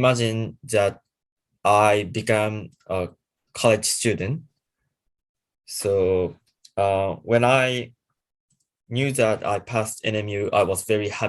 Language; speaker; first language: English; non-native, learner; Japanese